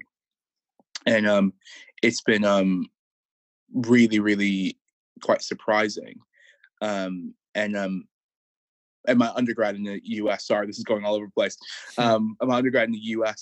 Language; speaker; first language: English; native; English